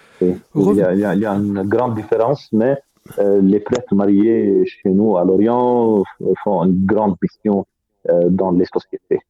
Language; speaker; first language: French; non-native, fluent; Arabic